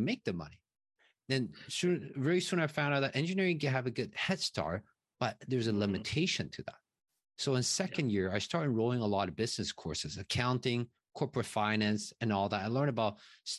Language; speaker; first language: English; non-native, fluent; Chinese